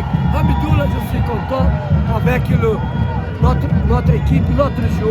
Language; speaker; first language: French; non-native, learner; Portuguese